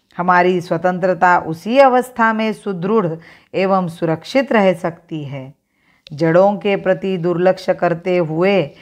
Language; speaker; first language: Hindi; non-native, local second language; Marathi